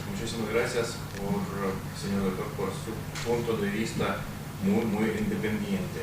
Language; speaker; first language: Spanish; non-native, fluent; Russian